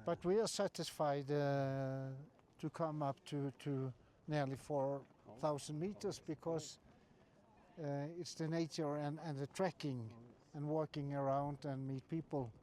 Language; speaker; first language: English; non-native, fluent; Norwegian